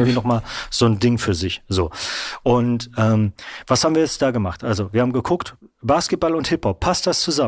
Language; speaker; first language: German; native; German